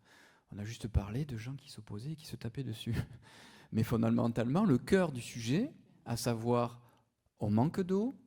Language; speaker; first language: French; native; French